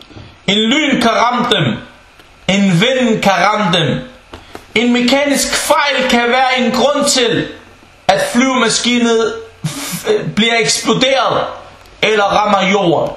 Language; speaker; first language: Danish; non-native, fluent; Arabic